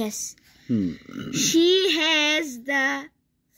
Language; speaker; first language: English; non-native, fluent; Bangla